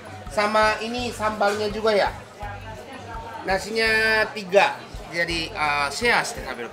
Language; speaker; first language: Indonesian; non-native, fluent; Japanese